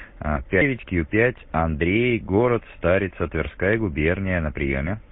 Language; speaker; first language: Russian; native; Russian